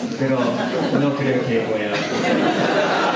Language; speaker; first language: Spanish; non-native, learner; English